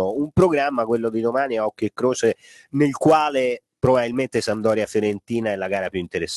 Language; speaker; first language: Italian; native; Italian